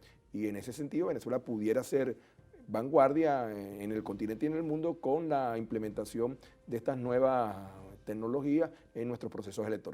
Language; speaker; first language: Spanish; native; Spanish